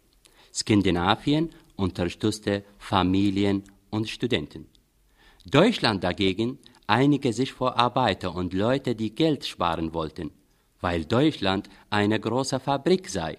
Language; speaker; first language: German; non-native, fluent; Arabic